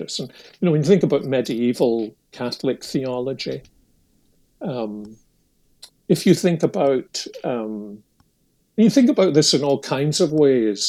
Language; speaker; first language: English; native; English